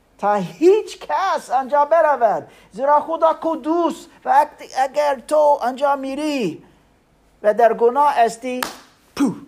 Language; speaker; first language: Persian; non-native, learner; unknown